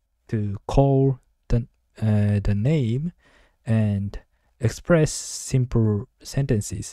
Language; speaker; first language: English; non-native, learner; Japanese